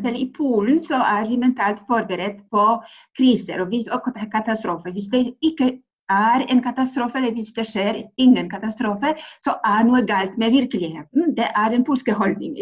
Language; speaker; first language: Norwegian; non-native, fluent; Polish